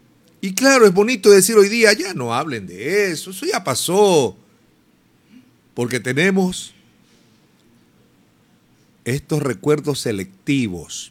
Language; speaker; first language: Spanish; native; Spanish